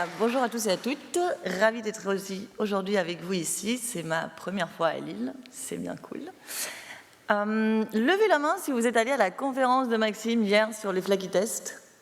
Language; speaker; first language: French; non-native, fluent; Spanish